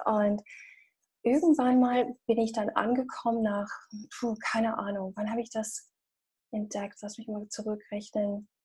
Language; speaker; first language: German; non-native, fluent; English